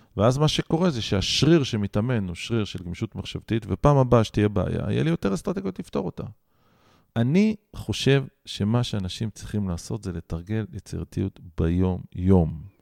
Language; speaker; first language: Hebrew; native; Hebrew